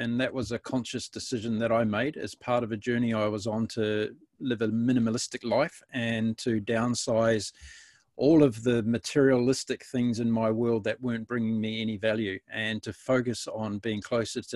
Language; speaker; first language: English; native; English